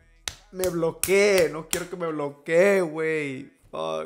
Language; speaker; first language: Portuguese; non-native, learner; Spanish